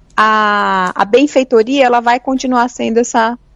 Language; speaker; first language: Portuguese; native; Portuguese